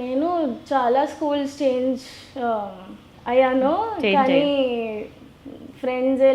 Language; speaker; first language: Telugu; non-native, local second language; Gujarati